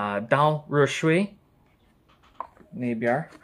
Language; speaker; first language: Chinese; non-native, learner; English